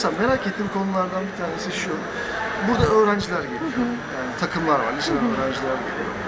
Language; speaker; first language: Turkish; native; Turkish